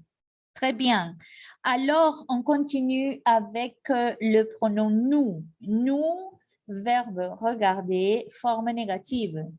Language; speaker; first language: French; non-native, fluent; Spanish